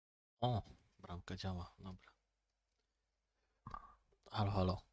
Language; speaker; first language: Polish; native; Polish